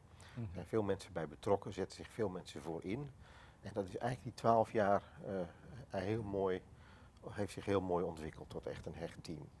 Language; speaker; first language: Dutch; native; Dutch